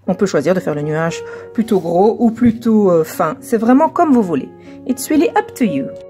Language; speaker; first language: French; native; French